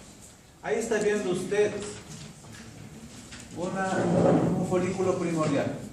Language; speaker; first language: Spanish; native; Spanish